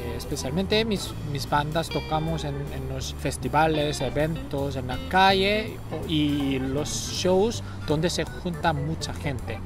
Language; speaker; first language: Spanish; non-native, fluent; Korean